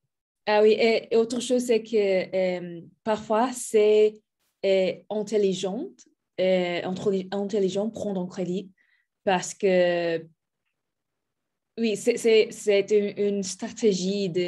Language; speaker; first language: French; non-native, learner; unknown